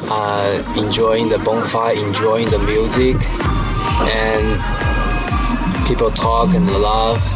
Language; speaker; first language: English; non-native, fluent; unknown